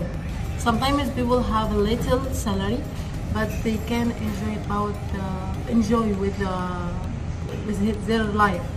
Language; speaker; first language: English; non-native, learner; Arabic